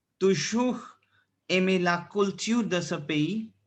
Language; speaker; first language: French; non-native, fluent; Hindi